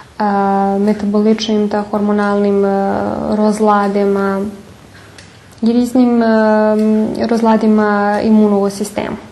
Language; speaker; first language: Ukrainian; early bilingual, heritage; Ukrainian